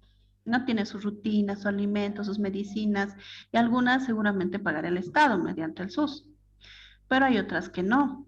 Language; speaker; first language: Spanish; native; Spanish